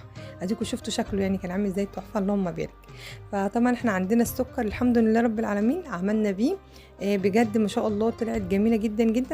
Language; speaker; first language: Arabic; native; Arabic